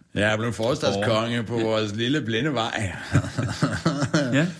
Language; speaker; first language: Danish; non-native, fluent; Persian